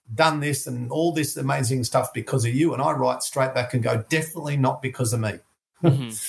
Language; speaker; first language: English; native; English